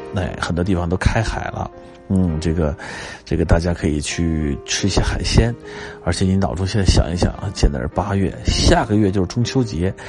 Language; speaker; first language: Chinese; native; Chinese